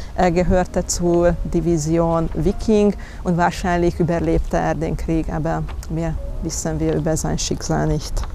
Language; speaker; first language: German; non-native, fluent; Hungarian